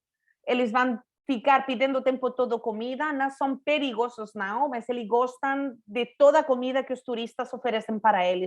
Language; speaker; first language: Portuguese; non-native, fluent; Spanish